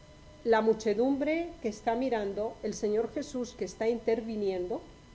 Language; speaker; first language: Spanish; native; Spanish